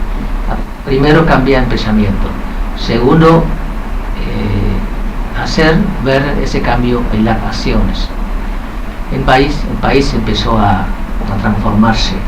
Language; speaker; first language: Spanish; non-native, fluent; Vietnamese